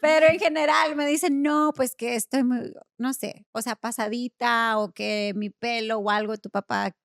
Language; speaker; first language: Spanish; early bilingual, other home language; English